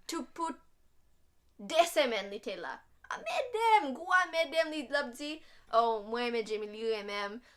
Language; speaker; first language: Haitian Creole; non-native, fluent; English